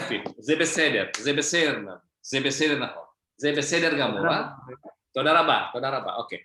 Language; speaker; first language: Hebrew; non-native, fluent; Indonesian